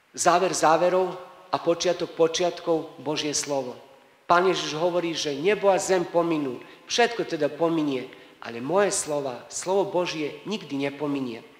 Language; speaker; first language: Slovak; native; Slovak